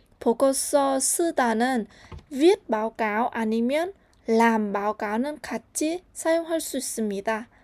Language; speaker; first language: Korean; non-native, learner; Vietnamese